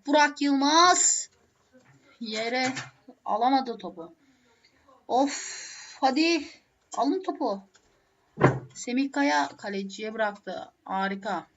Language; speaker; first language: Turkish; native; Turkish